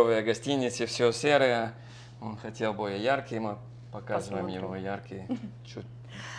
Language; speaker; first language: Russian; non-native, learner; English